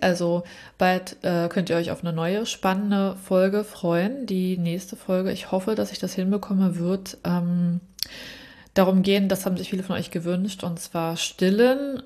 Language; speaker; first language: German; native; German